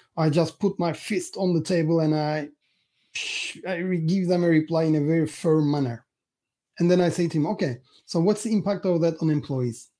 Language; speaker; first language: English; non-native, fluent; Turkish